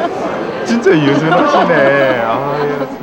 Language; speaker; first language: Korean; native; Korean